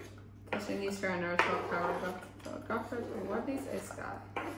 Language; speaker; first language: Irish; non-native, local second language; English